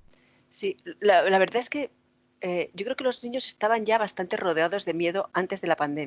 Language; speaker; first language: Spanish; native; Spanish